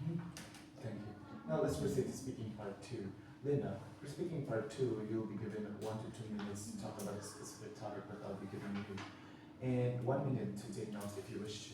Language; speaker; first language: English; non-native, fluent; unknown